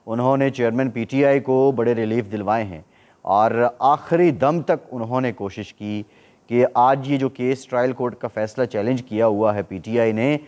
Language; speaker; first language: Urdu; native; Urdu